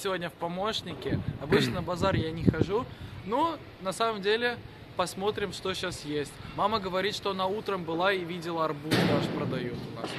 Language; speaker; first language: Russian; early bilingual, heritage; Russian